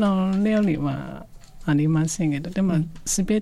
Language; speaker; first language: Japanese; non-native, fluent; Chinese